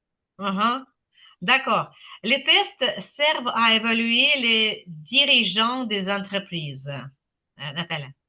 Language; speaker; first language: French; non-native, fluent; Ukrainian